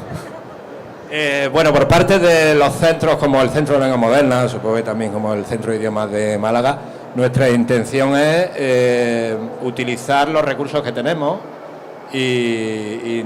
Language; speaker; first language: Spanish; native; Spanish